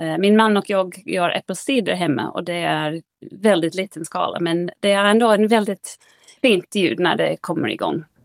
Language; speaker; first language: Swedish; non-native, fluent; English